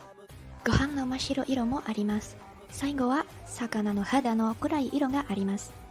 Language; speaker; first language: Japanese; non-native, learner; Indonesian